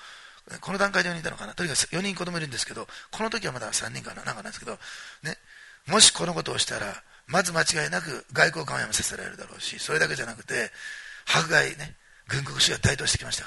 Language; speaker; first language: Japanese; native; Japanese